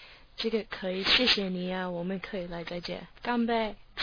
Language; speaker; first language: Chinese; non-native, learner; English